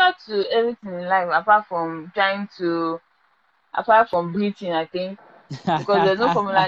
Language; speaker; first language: English; non-native, local second language; Igbo